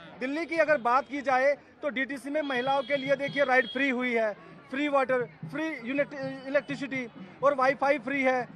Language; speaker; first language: Hindi; native; Hindi